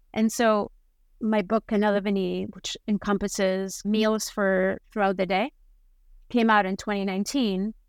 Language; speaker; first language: English; non-native, fluent; Spanish